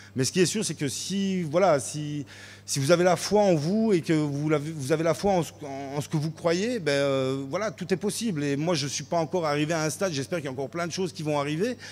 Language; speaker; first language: French; native; French